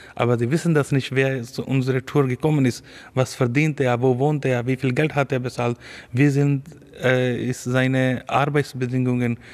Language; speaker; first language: German; non-native, fluent; Urdu